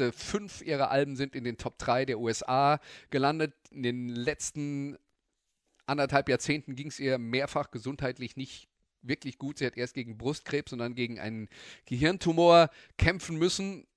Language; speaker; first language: German; native; German